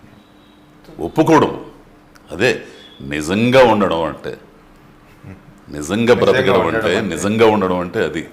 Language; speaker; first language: Telugu; native; Telugu